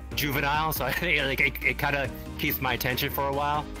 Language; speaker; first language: English; native; English